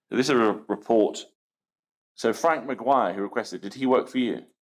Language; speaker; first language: English; native; English